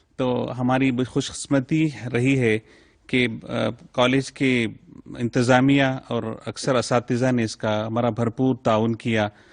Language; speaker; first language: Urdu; native; Urdu